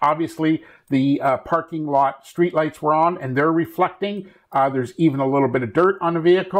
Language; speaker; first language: English; native; English